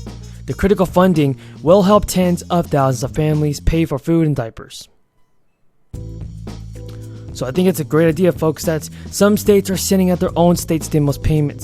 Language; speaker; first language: English; native; English